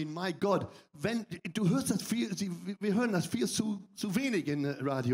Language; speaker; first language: German; non-native, fluent; English